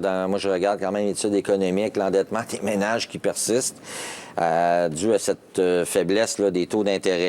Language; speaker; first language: French; native; French